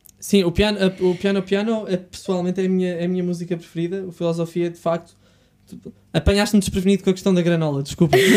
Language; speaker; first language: Portuguese; native; Portuguese